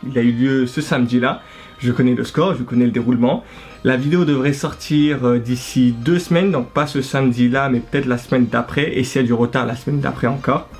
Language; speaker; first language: French; early bilingual, other home language; Arabic